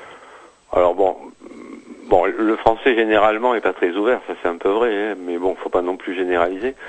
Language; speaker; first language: French; native; French